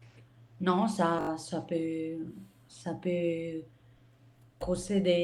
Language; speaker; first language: French; non-native, learner; Spanish